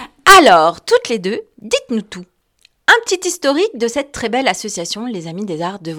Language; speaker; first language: French; native; French